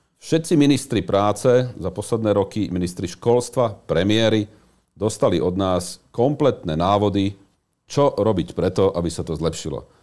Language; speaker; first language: Slovak; native; Slovak